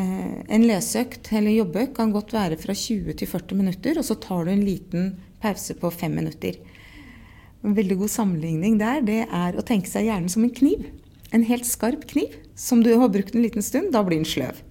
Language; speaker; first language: Norwegian; native; Norwegian